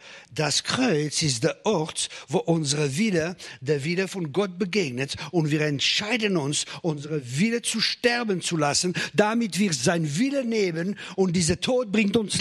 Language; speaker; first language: German; non-native, fluent; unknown